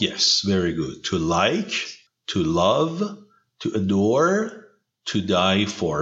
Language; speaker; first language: English; non-native, fluent; Persian